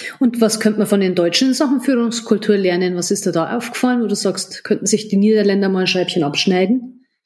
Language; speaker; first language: German; native; German